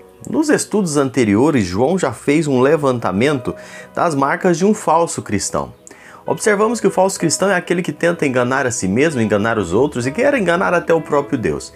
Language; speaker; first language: Portuguese; native; Portuguese